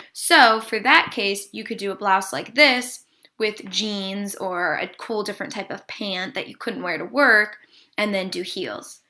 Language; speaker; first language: English; native; English